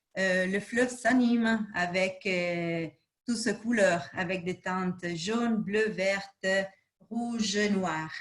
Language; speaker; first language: French; non-native, fluent; Spanish